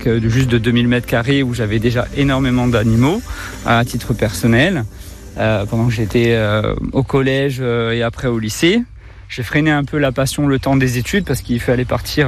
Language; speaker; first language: French; native; French